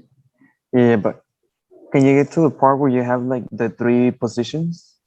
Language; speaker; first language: English; native; English